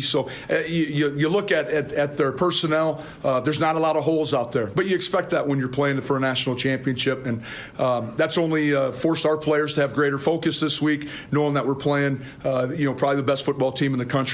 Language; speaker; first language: English; native; English